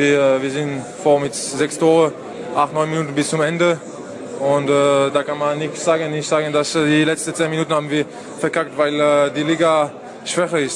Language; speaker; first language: German; non-native, fluent; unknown